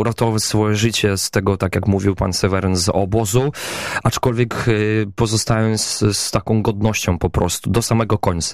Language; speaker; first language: Polish; non-native, local second language; Belarusian